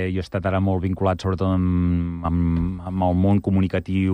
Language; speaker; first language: Catalan; native; Catalan